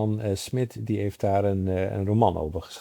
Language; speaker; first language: Dutch; native; Dutch